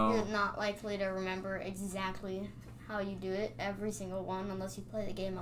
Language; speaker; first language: English; native; English